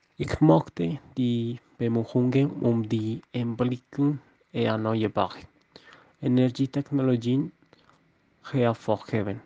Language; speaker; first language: German; non-native, learner; Spanish